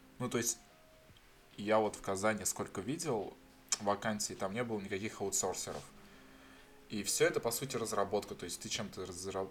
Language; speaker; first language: Russian; native; Russian